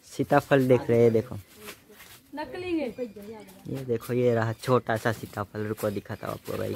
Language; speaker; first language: Hindi; non-native, local second language; Gujarati